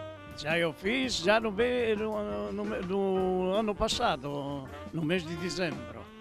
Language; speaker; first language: Portuguese; non-native, fluent; Italian